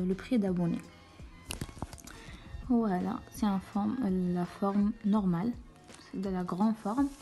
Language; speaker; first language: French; non-native, fluent; Arabic